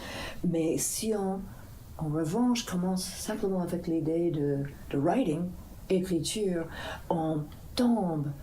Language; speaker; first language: French; non-native, fluent; English